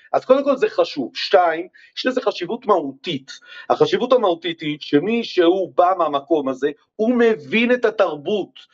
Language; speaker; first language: Hebrew; native; Hebrew